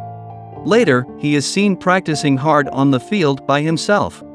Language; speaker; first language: English; native; English